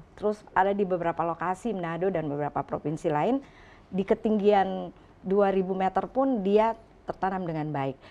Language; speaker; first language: Indonesian; native; Indonesian